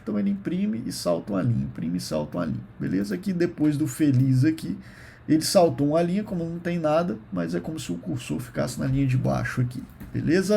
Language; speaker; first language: Portuguese; native; Portuguese